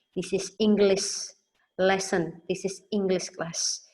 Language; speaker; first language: English; non-native, fluent; Indonesian